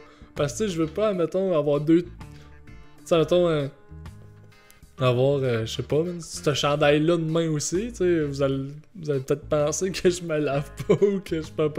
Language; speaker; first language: French; native; French